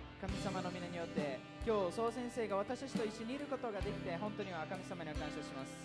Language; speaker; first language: Japanese; non-native, fluent; Portuguese